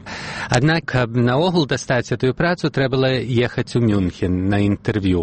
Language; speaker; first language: Belarusian; early bilingual, heritage; Belarusian